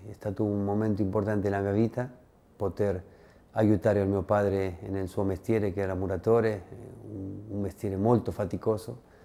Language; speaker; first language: Italian; non-native, fluent; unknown